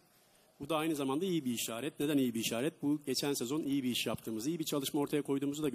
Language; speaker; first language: Turkish; native; Turkish